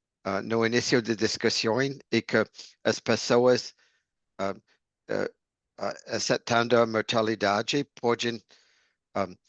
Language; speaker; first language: Portuguese; non-native, learner; English